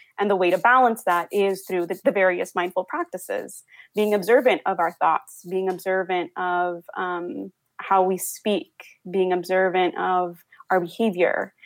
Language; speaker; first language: English; early bilingual, other home language; Spanish